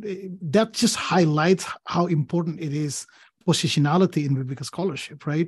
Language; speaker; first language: English; non-native, fluent; Indonesian